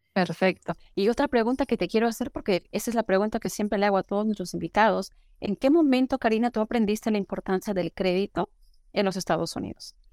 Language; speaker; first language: Spanish; native; Spanish